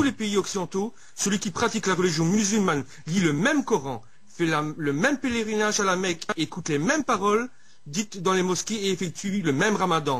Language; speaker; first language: French; native; French